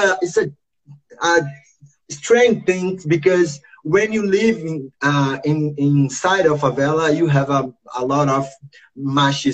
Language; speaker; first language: English; non-native, learner; Portuguese